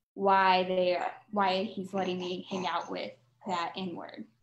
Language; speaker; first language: English; native; English